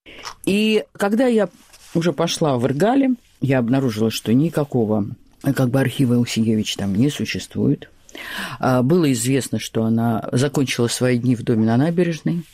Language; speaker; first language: Russian; native; Russian